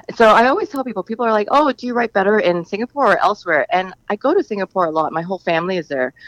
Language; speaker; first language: English; native; English